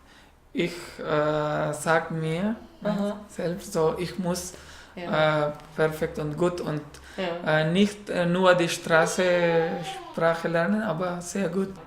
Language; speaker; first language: German; non-native, learner; Pashto